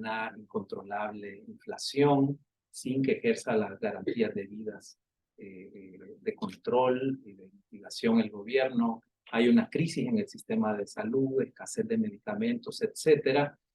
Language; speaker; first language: Spanish; native; Spanish